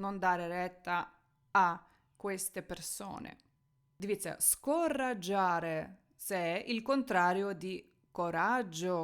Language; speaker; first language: Italian; non-native, fluent; Ukrainian